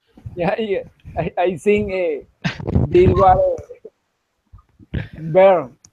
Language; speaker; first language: English; non-native, learner; Spanish